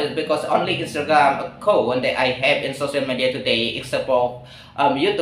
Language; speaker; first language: English; non-native, learner; Indonesian